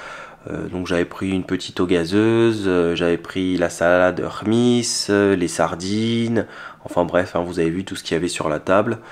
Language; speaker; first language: French; native; French